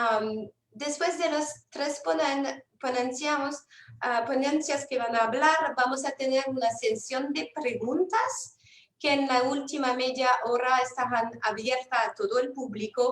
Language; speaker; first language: Spanish; non-native, fluent; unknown